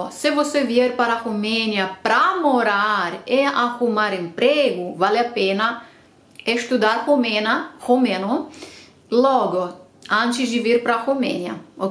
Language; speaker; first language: Portuguese; non-native, fluent; Romanian